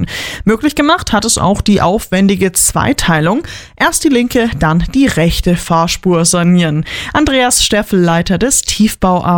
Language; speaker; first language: German; native; German